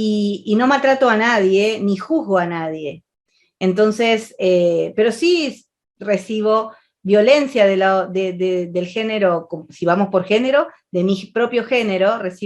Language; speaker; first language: Spanish; native; Spanish